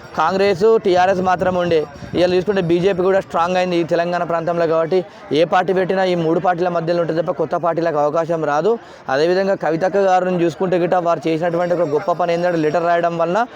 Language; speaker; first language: Telugu; native; Telugu